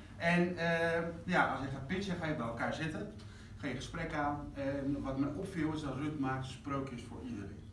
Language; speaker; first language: Dutch; non-native, fluent; Spanish